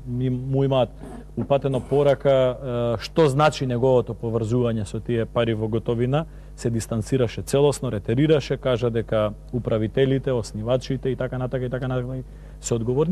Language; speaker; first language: Macedonian; native; Macedonian